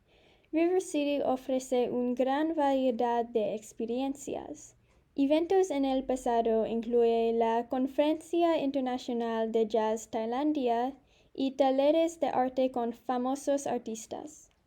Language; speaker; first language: Spanish; non-native, learner; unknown